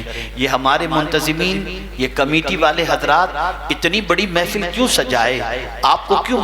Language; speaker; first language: Urdu; native; Urdu